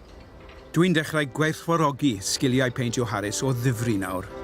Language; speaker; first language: Welsh; native; Welsh